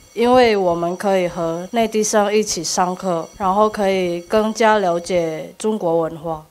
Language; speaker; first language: Chinese; non-native, fluent; Indonesian